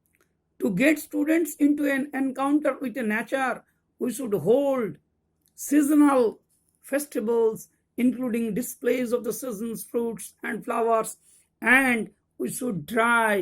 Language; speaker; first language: English; non-native, local second language; Bangla